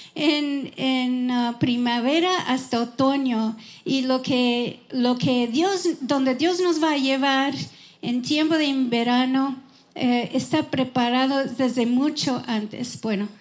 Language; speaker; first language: Spanish; non-native, fluent; English